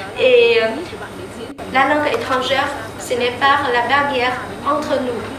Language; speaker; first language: French; non-native, fluent; Vietnamese